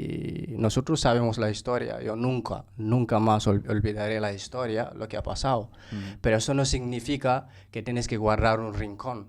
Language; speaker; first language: Spanish; non-native, fluent; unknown